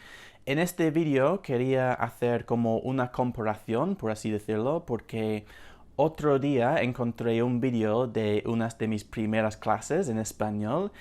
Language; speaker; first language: Spanish; non-native, fluent; English